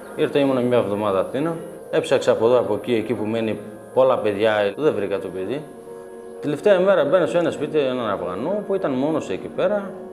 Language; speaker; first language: Greek; non-native, learner; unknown